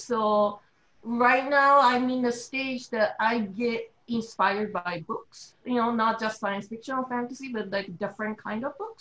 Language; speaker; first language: English; non-native, fluent; Japanese